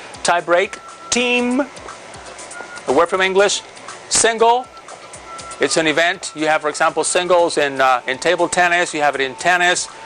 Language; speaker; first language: English; non-native, fluent; Spanish